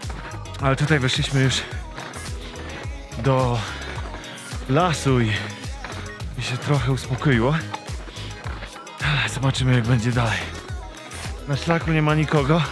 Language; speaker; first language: Polish; native; Polish